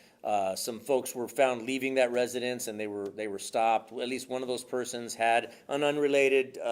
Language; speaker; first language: English; native; English